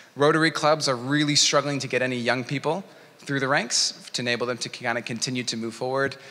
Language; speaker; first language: English; native; English